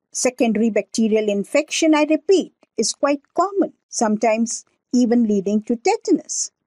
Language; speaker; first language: English; non-native, local second language; Hindi